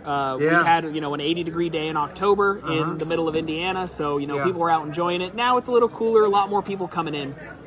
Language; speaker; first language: English; native; English